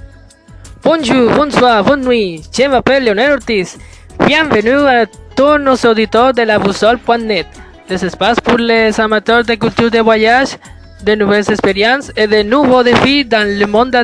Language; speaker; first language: French; non-native, learner; Spanish